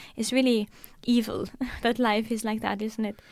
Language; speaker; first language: English; non-native, fluent; Norwegian